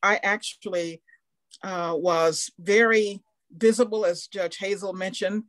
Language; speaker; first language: English; native; English